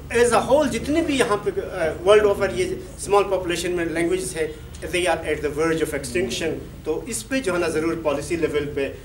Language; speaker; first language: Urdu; non-native, local second language; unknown